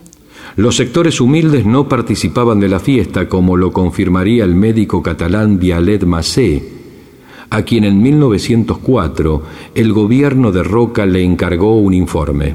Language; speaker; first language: Spanish; native; Spanish